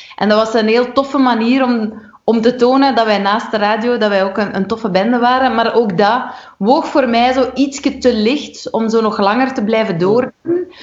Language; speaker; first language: Dutch; native; Dutch